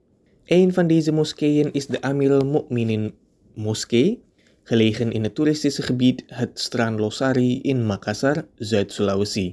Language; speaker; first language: Dutch; non-native, fluent; Indonesian